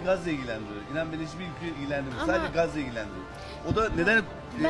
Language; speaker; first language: Turkish; native; Turkish